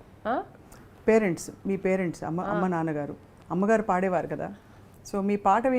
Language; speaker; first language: Telugu; native; Telugu